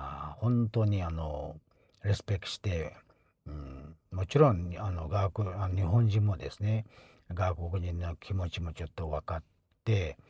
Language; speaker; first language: Japanese; non-native, fluent; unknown